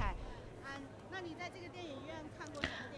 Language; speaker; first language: Chinese; native; Chinese